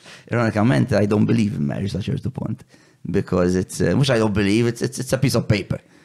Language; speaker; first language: English; non-native, local second language; Maltese